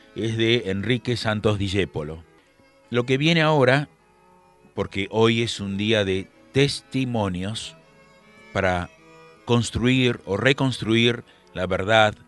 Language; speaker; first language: Spanish; native; Spanish